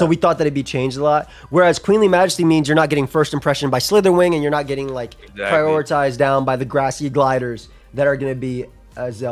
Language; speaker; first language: English; native; English